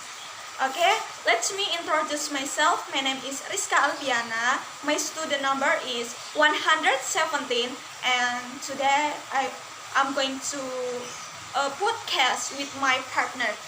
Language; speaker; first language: English; non-native, learner; Indonesian